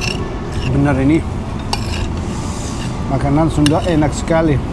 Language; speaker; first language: Indonesian; non-native, fluent; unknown